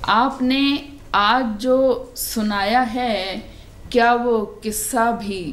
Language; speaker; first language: Hindi; native; Hindi